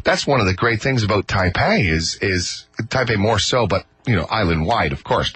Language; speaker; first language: English; native; English